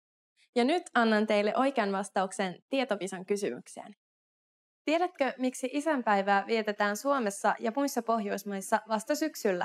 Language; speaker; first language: Finnish; native; Finnish